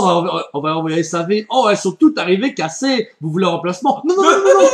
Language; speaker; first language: French; native; French